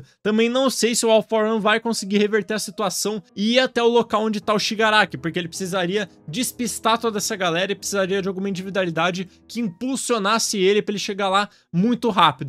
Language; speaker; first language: Portuguese; native; Portuguese